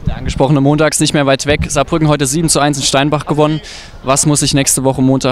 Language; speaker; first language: German; native; German